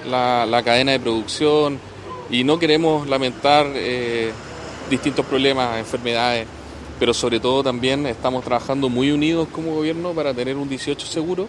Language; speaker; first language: Spanish; native; Spanish